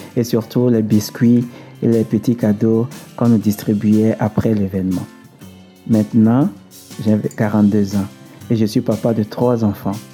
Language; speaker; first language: French; non-native, local second language; Ewe